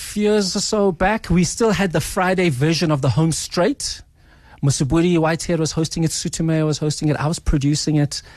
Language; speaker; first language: English; non-native, local second language; Swati